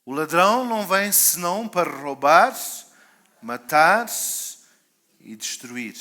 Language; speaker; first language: Portuguese; native; Portuguese